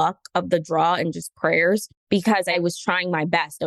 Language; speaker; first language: English; native; English